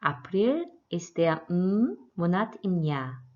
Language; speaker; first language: German; non-native, fluent; Korean